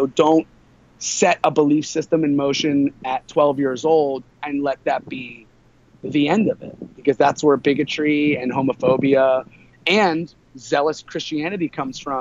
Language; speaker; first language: English; native; English